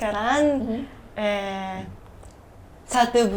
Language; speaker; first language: Indonesian; non-native, learner; Japanese